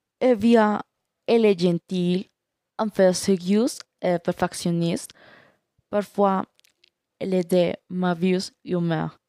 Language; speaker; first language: French; non-native, learner; Spanish